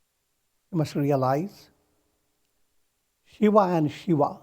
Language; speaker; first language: English; non-native, local second language; Hindi